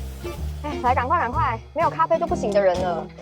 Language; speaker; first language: Chinese; native; Chinese